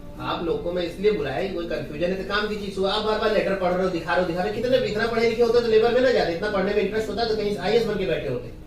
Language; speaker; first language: Hindi; native; Hindi